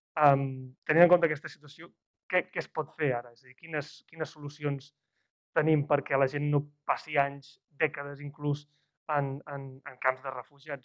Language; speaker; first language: Catalan; native; Catalan